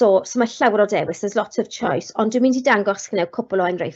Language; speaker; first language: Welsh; non-native, local second language; English